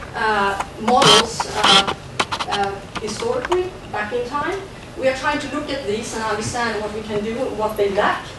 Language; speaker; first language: English; non-native, fluent; Swedish